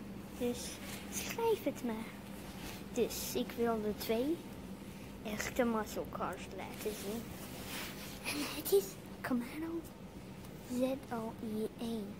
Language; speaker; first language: Dutch; non-native, learner; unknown